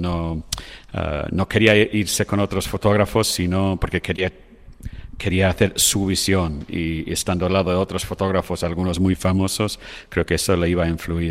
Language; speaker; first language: Spanish; non-native, fluent; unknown